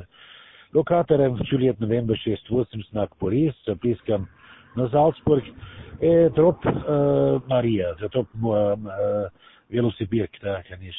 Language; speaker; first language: Russian; non-native, learner; German